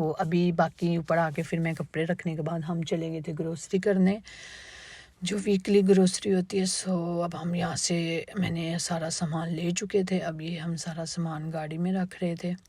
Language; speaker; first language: Urdu; native; Urdu